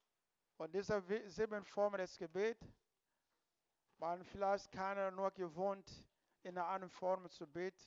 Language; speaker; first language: German; non-native, learner; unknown